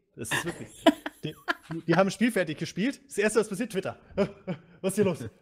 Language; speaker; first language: German; native; German